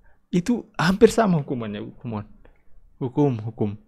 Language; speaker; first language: Indonesian; native; Indonesian